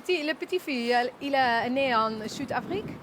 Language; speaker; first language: French; non-native, learner; Dutch